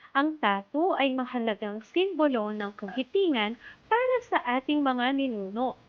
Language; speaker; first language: Filipino; native; Filipino